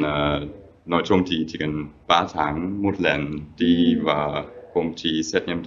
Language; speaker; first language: Vietnamese; non-native, fluent; German